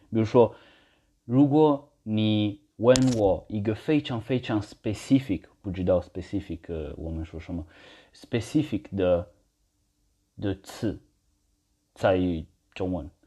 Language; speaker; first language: Chinese; non-native, learner; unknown